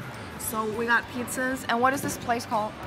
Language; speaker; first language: English; non-native, fluent; Danish